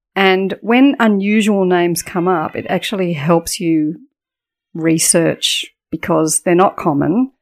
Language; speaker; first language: English; native; English